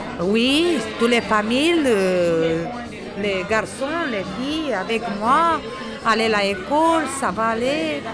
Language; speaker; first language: French; non-native, learner; Romanian